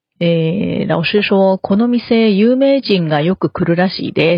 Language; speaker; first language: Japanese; non-native, learner; Chinese